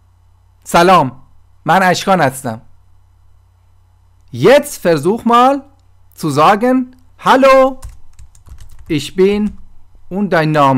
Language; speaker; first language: German; non-native, fluent; Persian